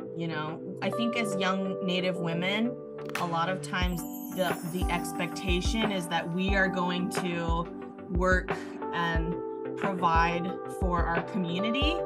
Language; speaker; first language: English; native; English